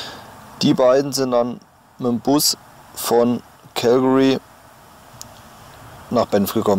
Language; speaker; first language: German; native; German